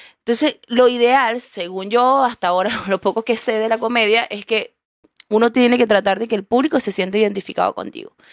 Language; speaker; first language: Spanish; native; Spanish